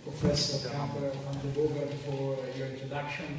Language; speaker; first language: English; non-native, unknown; Italian